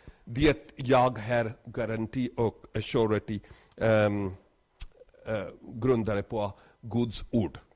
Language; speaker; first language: Swedish; non-native, learner; Urdu